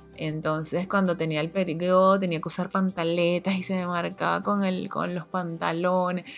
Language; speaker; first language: Spanish; native; Spanish